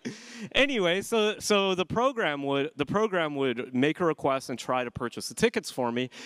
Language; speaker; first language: English; native; English